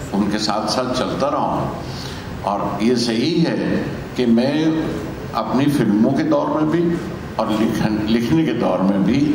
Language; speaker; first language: Hindi; native; Hindi